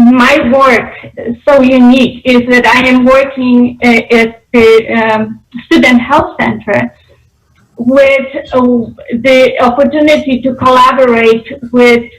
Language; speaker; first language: English; non-native, fluent; Polish